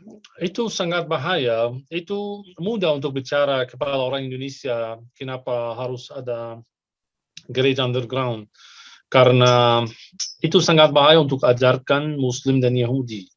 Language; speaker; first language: Indonesian; non-native, fluent; Arabic